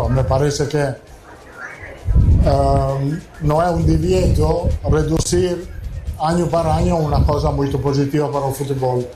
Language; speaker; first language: Portuguese; non-native, fluent; Italian